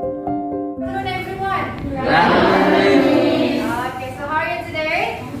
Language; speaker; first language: English; non-native, fluent; Indonesian